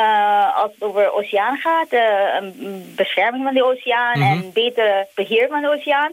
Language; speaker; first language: Dutch; non-native, fluent; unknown